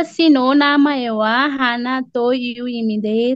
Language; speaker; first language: Japanese; non-native, learner; Nepali